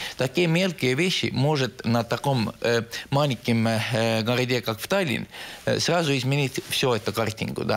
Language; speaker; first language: Russian; non-native, local second language; Estonian